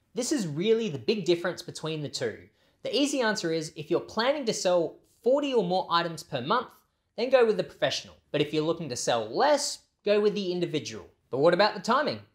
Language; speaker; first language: English; native; English